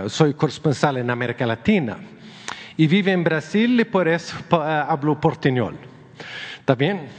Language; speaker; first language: Spanish; non-native, learner; Swedish